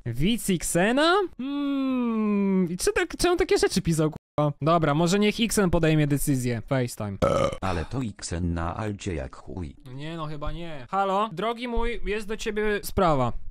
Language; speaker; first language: Polish; native; Polish